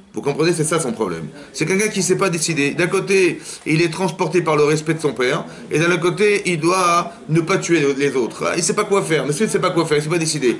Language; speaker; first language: French; native; French